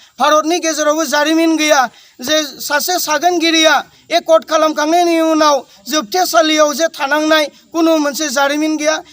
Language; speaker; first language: Bodo; native; Bodo